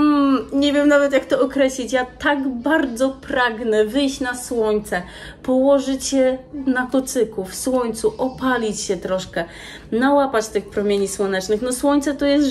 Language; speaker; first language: Polish; native; Polish